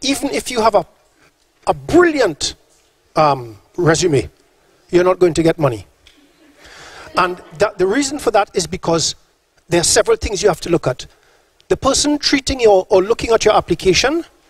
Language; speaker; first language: English; early bilingual, other home language; Norwegian